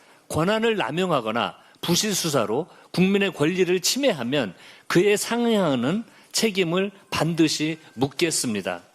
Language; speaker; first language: Korean; native; Korean